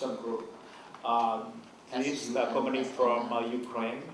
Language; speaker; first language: English; non-native, learner; Vietnamese